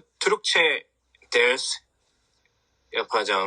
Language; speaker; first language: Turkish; non-native, learner; Korean